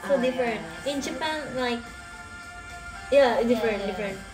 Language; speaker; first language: English; non-native, learner; Indonesian